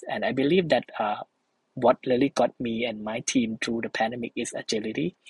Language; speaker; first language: English; non-native, fluent; Thai